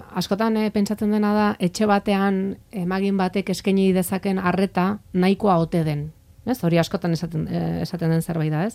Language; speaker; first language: Basque; native; Basque